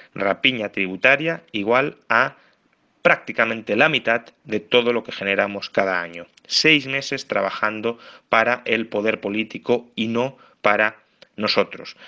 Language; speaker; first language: Spanish; native; Spanish